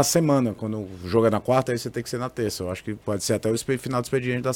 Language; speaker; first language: Portuguese; native; Portuguese